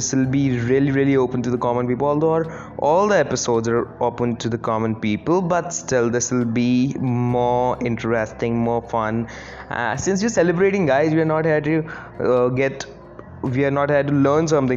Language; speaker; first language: English; non-native, local second language; Hindi